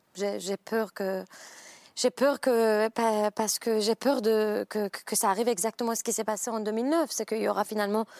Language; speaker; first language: French; non-native, fluent; Persian